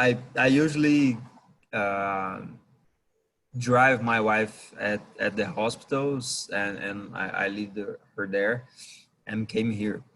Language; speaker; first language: English; non-native, learner; Portuguese